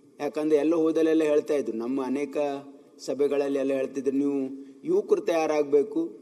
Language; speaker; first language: Kannada; native; Kannada